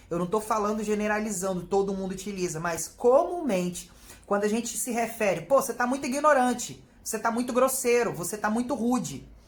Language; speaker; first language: Portuguese; native; Portuguese